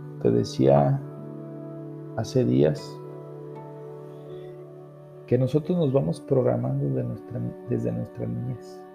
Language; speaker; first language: Spanish; native; Spanish